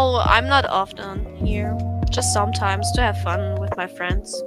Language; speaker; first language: English; non-native, learner; German